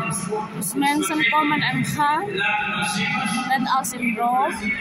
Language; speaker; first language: Dutch; non-native, fluent; Indonesian